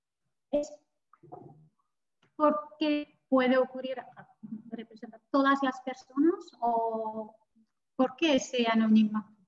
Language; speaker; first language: Spanish; non-native, fluent; French